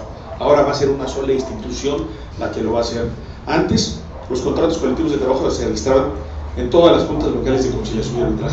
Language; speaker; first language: Spanish; native; Spanish